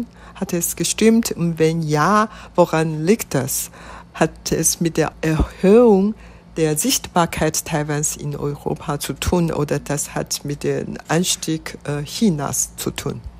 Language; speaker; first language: German; non-native, fluent; Chinese